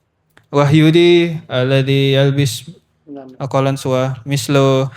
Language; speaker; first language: Arabic; non-native, learner; Indonesian